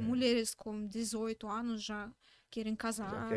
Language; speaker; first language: Portuguese; non-native, learner; Russian